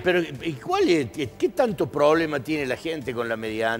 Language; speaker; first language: Spanish; native; Spanish